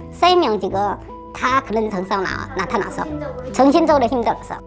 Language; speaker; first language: Korean; non-native, fluent; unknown